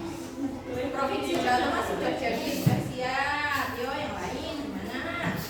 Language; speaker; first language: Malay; non-native, local second language; Javanese